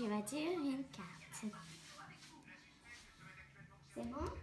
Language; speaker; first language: French; early bilingual, other home language; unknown